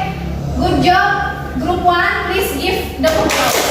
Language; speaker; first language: English; non-native, fluent; Indonesian